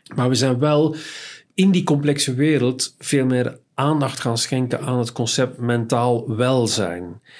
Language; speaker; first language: Dutch; native; Dutch